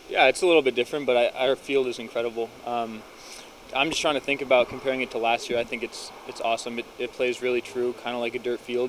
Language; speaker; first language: English; native; English